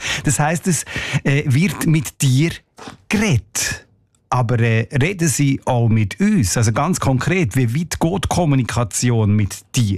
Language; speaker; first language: German; native; German